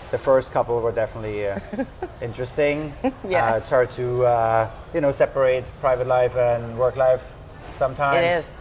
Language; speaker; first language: English; non-native, fluent; German